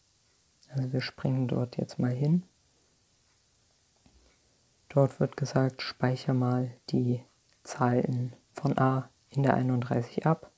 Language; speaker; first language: German; native; German